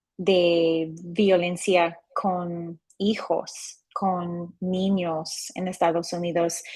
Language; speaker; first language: Spanish; non-native, learner; English